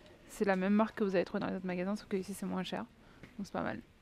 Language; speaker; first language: French; native; French